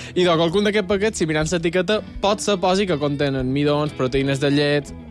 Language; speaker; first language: Catalan; native; Catalan